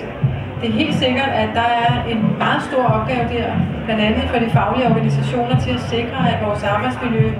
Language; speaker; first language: Danish; native; Danish